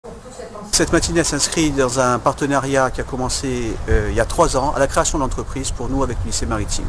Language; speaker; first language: French; native; French